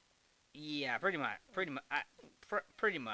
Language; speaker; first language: English; native; English